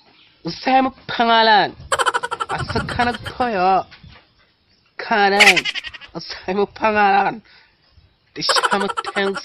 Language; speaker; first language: Cebuano; non-native, learner; Korean